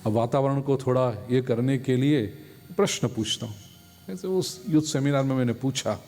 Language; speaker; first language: Hindi; non-native, local second language; Gujarati